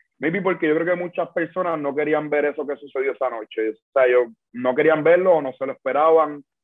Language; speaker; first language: Spanish; native; Spanish